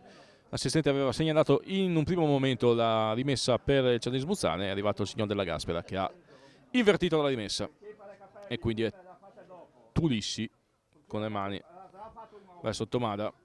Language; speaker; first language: Italian; native; Italian